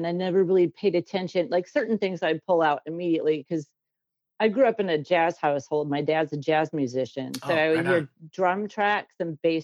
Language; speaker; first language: English; native; English